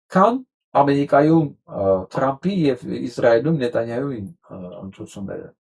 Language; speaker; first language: Armenian; native; Armenian